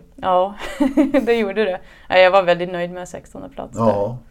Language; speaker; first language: Swedish; non-native, fluent; Dutch